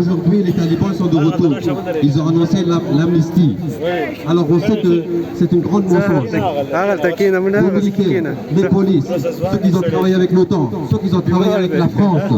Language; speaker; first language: French; non-native, fluent; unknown